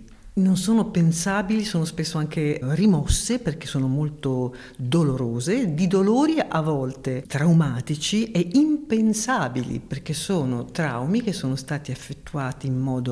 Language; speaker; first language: Italian; native; Italian